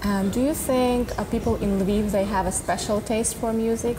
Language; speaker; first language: English; non-native, fluent; Ukrainian